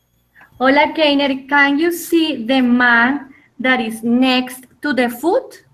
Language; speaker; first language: English; non-native, fluent; Spanish